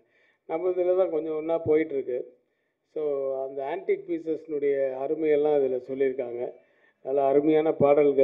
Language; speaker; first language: Tamil; native; Tamil